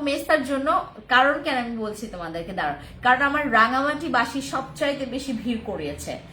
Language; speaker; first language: Bangla; non-native, local second language; Khasi